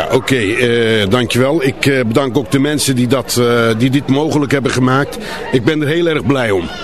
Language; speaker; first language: Dutch; non-native, fluent; Turkish